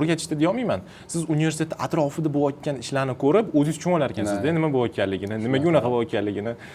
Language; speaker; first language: Uzbek; non-native, local second language; Russian